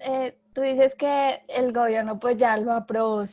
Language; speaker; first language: Spanish; native; Spanish